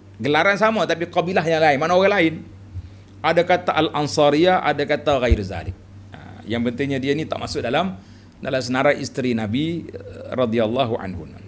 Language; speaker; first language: Malay; native; Malay